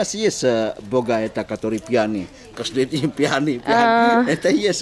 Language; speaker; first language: Russian; non-native, learner; Indonesian